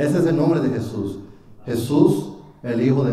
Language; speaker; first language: Spanish; non-native, fluent; English